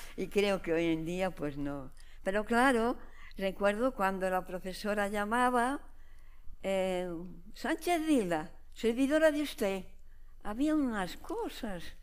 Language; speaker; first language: Spanish; non-native, local second language; Galician